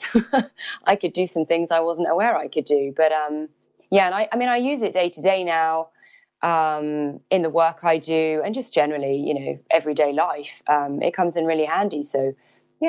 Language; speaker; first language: English; native; English